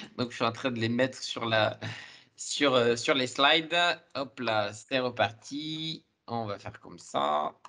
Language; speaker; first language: French; native; French